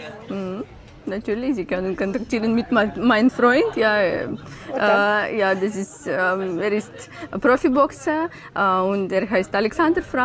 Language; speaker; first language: German; non-native, learner; Ukrainian